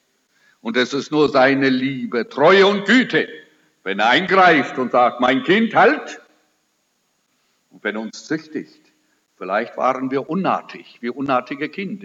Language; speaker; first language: German; early bilingual, heritage; German